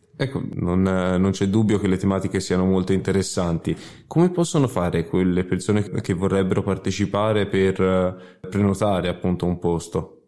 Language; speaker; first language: Italian; native; Italian